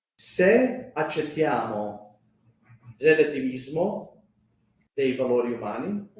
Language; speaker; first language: Italian; non-native, fluent; English